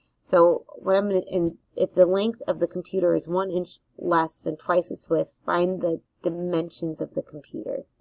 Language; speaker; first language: English; native; English